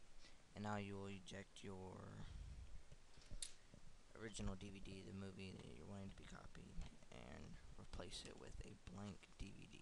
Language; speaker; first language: English; native; English